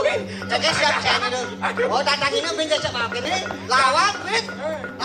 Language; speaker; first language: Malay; non-native, local second language; Balinese